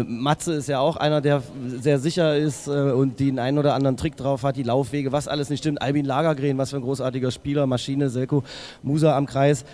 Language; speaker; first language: German; native; German